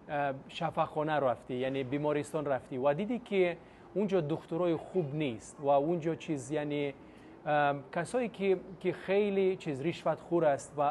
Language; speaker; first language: Persian; non-native, fluent; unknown